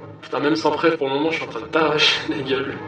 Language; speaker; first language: French; native; French